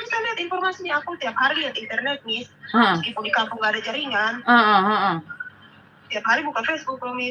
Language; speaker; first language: Indonesian; native; Indonesian